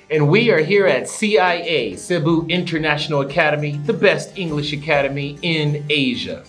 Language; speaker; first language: English; non-native, fluent; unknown